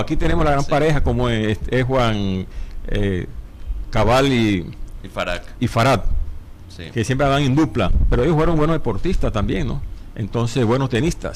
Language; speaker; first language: Spanish; native; Spanish